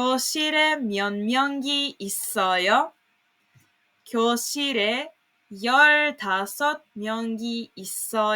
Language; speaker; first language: Korean; non-native, fluent; Serbian